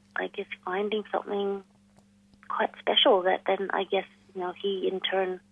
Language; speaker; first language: English; non-native, local second language; Hindi